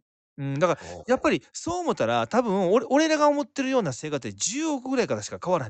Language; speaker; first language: Japanese; native; Japanese